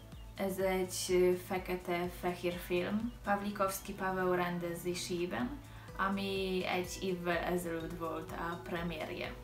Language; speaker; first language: Hungarian; non-native, learner; Polish